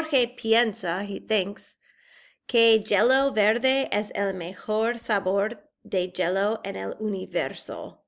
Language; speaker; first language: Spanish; non-native, fluent; English